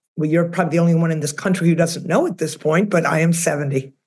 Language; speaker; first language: English; native; English